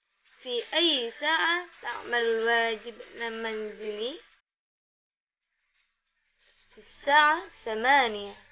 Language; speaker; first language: Arabic; non-native, learner; Indonesian